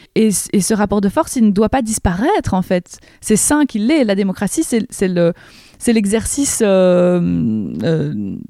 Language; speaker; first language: French; native; French